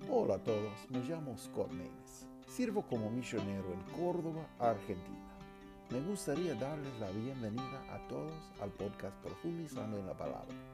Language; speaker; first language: Spanish; non-native, fluent; English